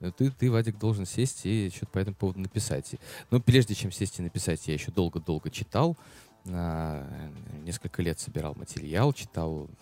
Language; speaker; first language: Russian; native; Russian